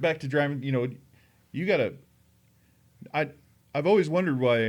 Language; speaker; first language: English; native; English